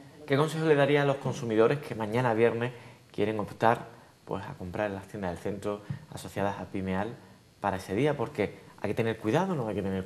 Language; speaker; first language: Spanish; native; Spanish